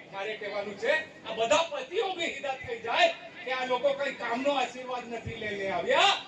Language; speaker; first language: Gujarati; non-native, local second language; Vasavi